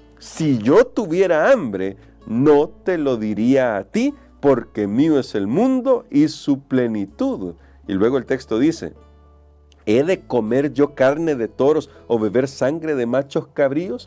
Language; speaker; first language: Spanish; native; Spanish